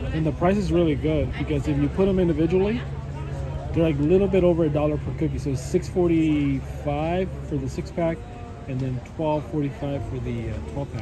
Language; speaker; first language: English; early bilingual, other home language; Spanish